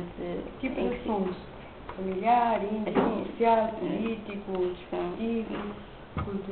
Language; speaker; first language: Portuguese; non-native, local second language; Kabuverdianu